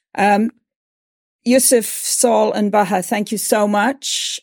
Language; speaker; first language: English; native; English